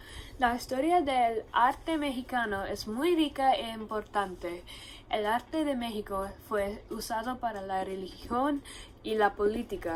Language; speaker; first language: Spanish; non-native, learner; English